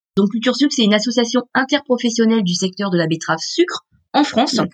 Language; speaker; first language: French; native; French